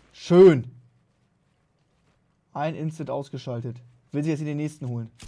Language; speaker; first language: German; native; German